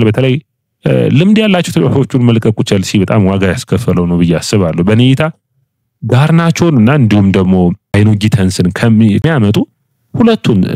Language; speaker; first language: Amharic; native; Amharic